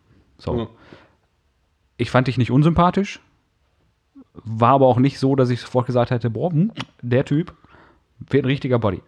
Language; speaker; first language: German; native; German